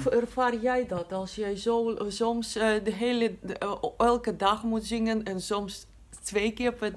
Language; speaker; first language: Dutch; non-native, learner; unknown